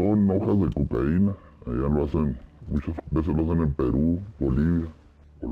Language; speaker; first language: Spanish; native; Spanish